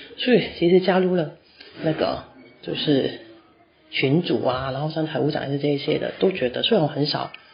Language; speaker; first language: Chinese; non-native, fluent; Cantonese